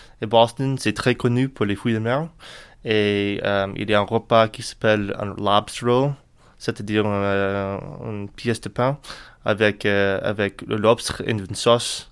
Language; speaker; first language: French; non-native, learner; English